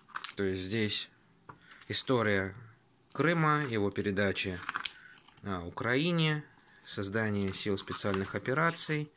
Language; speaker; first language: Russian; native; Russian